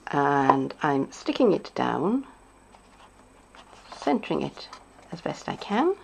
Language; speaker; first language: English; native; English